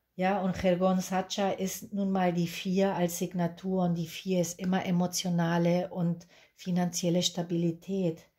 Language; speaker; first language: German; non-native, fluent; Spanish